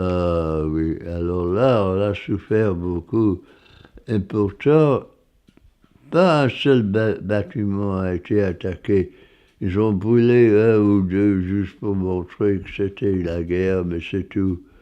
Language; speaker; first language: French; non-native, fluent; English